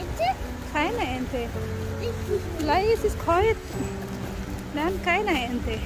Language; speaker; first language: German; non-native, learner; Indonesian